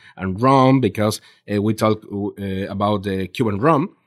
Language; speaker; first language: English; non-native, learner; Spanish